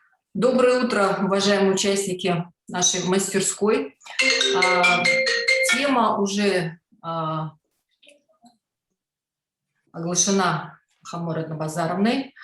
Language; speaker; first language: Russian; native; Russian